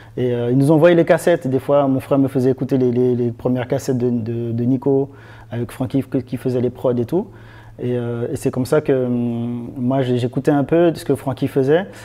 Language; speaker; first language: French; native; French